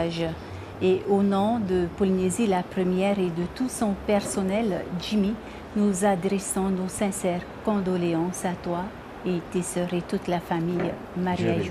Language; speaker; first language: French; native; French